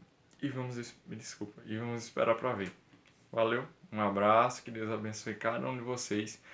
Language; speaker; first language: Portuguese; native; Portuguese